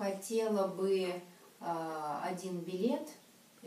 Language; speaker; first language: Russian; native; Russian